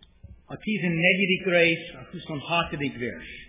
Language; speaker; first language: Hungarian; non-native, fluent; English